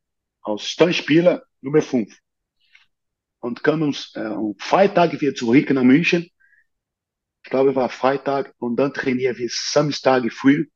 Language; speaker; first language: German; non-native, fluent; Portuguese